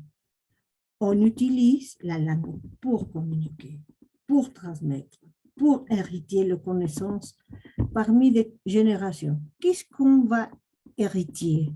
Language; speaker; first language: French; non-native, fluent; Spanish